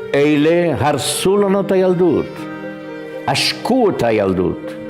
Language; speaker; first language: Hebrew; non-native, fluent; Yiddish